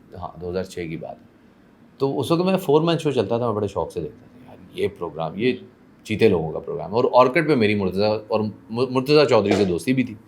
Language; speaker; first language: Urdu; non-native, local second language; Persian